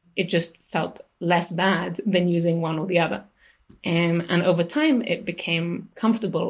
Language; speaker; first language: English; native; English